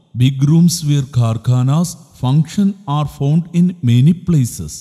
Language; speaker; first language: English; non-native, local second language; Malayalam